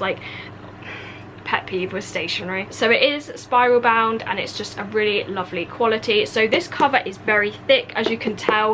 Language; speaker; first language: English; native; English